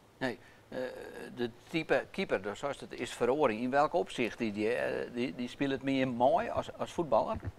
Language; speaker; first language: Dutch; native; Dutch